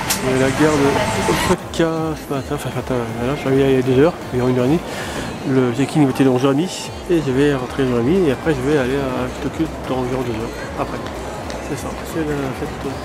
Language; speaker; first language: French; native; French